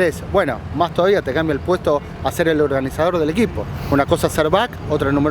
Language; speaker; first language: Spanish; native; Spanish